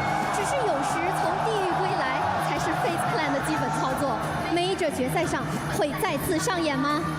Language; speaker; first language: Chinese; native; Chinese